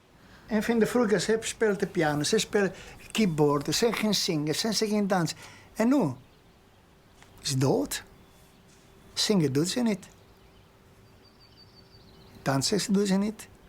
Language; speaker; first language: Dutch; non-native, learner; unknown